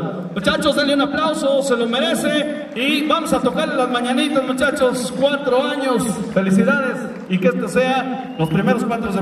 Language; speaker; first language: Spanish; native; Spanish